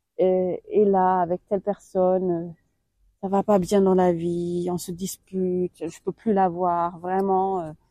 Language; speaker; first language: French; non-native, fluent; German